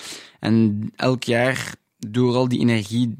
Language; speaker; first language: Dutch; non-native, local second language; French